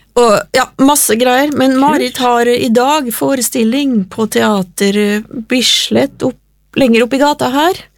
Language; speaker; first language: Norwegian; native; Norwegian